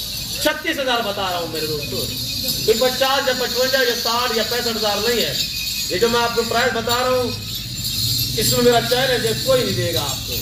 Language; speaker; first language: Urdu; non-native, local second language; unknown